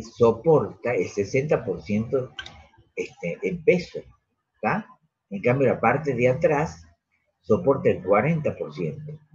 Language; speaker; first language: Spanish; native; Spanish